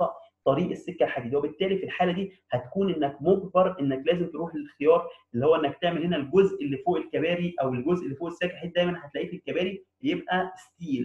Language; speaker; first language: Arabic; native; Arabic